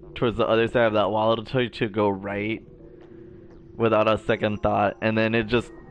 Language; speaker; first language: English; native; English